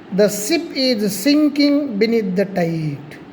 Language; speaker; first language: English; non-native, local second language; Marathi